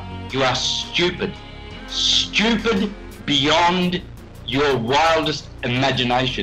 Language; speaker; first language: English; native; English